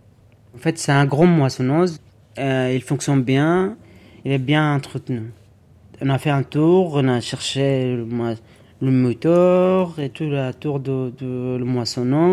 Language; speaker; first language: French; non-native, learner; Arabic